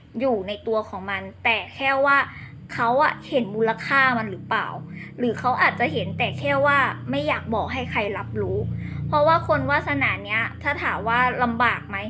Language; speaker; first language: Thai; native; Thai